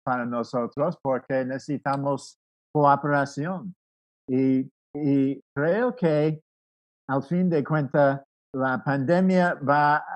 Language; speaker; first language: Spanish; non-native, fluent; English